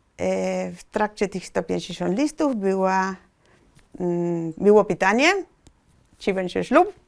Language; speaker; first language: Polish; non-native, fluent; Spanish